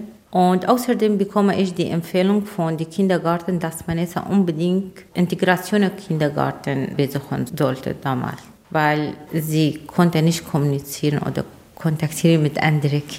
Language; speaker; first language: German; non-native, learner; Arabic